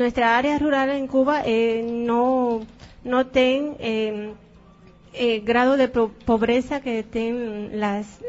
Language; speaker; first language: Portuguese; non-native, learner; Spanish